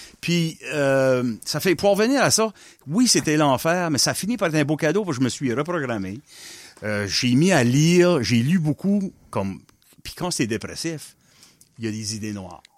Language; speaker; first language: French; non-native, local second language; English